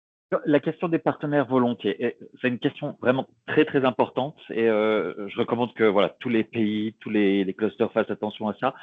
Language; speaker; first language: French; native; French